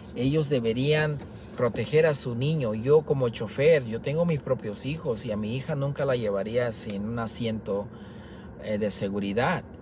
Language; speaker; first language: Spanish; native; Spanish